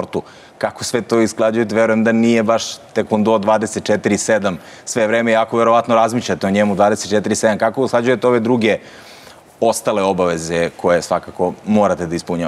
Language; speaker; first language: Croatian; native; Croatian